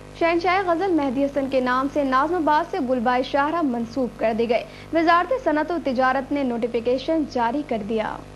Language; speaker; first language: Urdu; native; Urdu